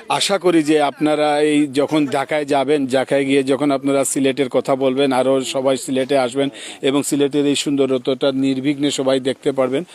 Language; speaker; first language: Bangla; native; Bangla